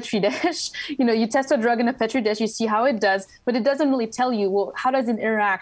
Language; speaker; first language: English; non-native, fluent; French